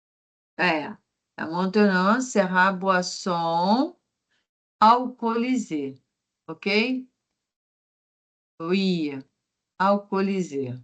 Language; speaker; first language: French; non-native, fluent; Portuguese